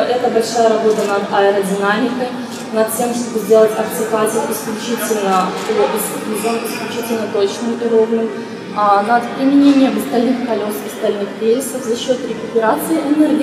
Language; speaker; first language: Russian; native; Russian